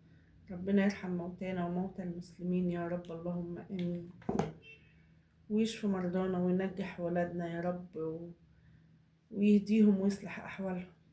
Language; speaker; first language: Arabic; native; Arabic